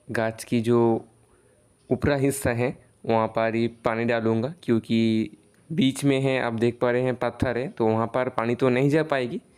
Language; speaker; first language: Hindi; non-native, local second language; Bangla